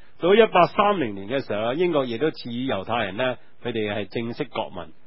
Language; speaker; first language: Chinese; non-native, local second language; Cantonese